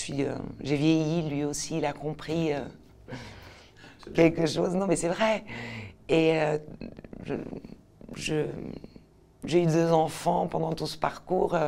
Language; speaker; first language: French; non-native, fluent; Portuguese